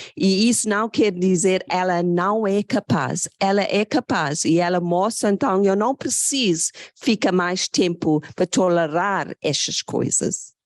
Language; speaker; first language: Portuguese; non-native, fluent; English